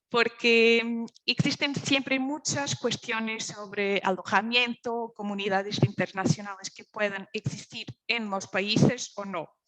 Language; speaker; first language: Spanish; non-native, fluent; Portuguese